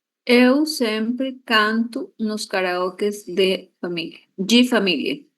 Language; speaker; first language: Portuguese; non-native, learner; Spanish